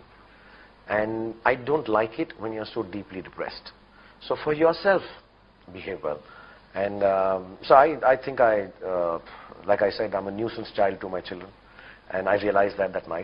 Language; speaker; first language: English; non-native, local second language; Hindi